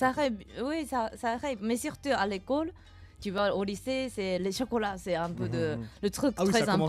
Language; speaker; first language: French; non-native, fluent; Japanese